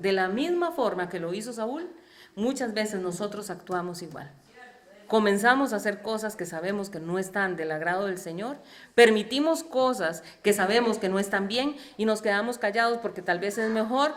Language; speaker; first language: Spanish; native; Spanish